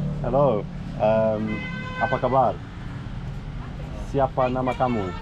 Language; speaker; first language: Indonesian; non-native, learner; Polish